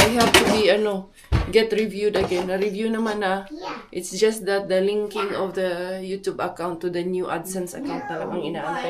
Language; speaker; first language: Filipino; non-native, local second language; Cebuano